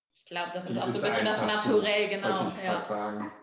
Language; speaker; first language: German; native; German